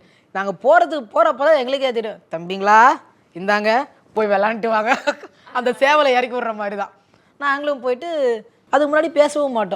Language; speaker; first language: Tamil; native; Tamil